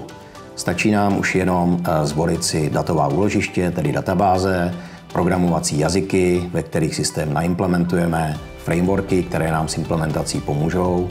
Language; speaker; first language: Czech; native; Czech